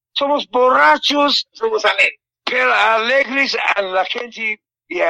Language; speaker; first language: Spanish; non-native, learner; English